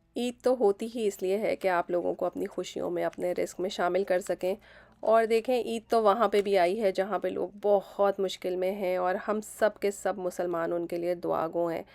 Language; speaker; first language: Urdu; native; Urdu